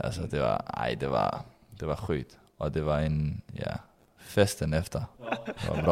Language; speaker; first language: Swedish; non-native, learner; Danish